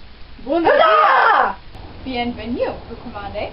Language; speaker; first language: French; non-native, learner; English